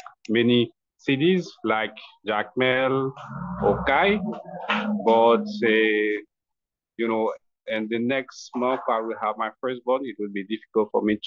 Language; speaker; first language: English; non-native, learner; Haitian Creole